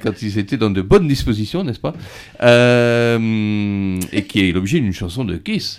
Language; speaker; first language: French; native; French